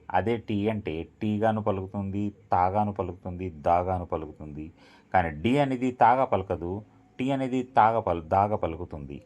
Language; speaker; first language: Telugu; non-native, local second language; Lambadi